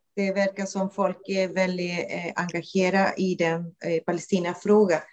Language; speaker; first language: Swedish; non-native, fluent; Spanish